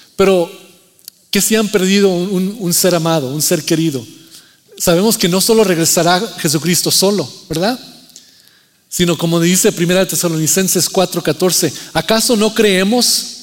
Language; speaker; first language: Spanish; early bilingual, heritage; Spanish